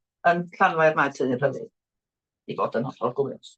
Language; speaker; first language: Welsh; native; Welsh